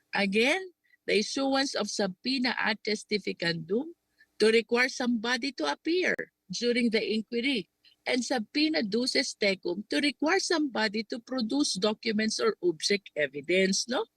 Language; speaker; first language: Filipino; native; Filipino